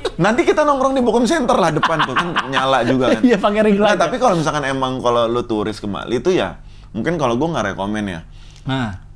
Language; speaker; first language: Indonesian; early bilingual, other home language; Fula